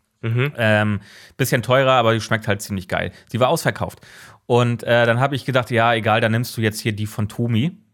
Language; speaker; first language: German; native; German